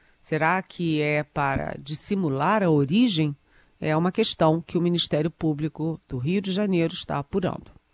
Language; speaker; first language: Portuguese; native; Portuguese